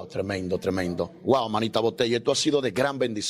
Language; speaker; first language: Spanish; native; Spanish